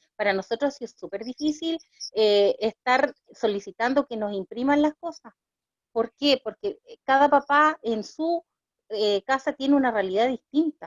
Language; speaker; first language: Spanish; native; Spanish